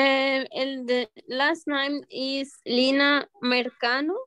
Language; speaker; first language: English; non-native, learner; Spanish